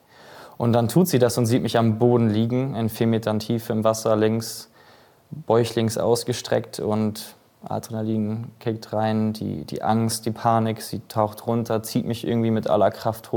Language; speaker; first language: German; native; German